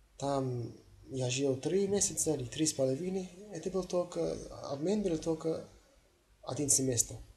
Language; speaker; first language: Russian; non-native, learner; English